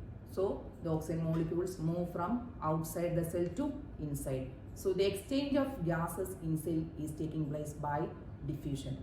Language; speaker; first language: English; non-native, local second language; Malayalam